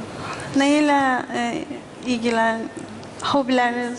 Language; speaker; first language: Turkish; non-native, learner; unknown